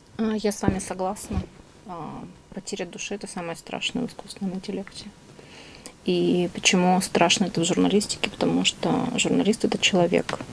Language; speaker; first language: Russian; native; Russian